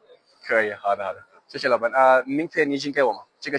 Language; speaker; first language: Chinese; non-native, learner; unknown